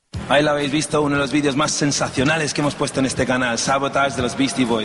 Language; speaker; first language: Spanish; native; Spanish